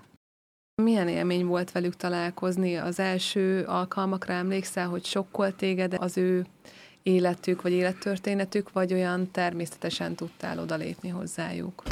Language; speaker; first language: Hungarian; native; Hungarian